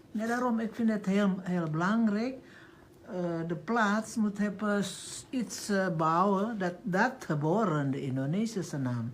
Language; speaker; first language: Dutch; non-native, learner; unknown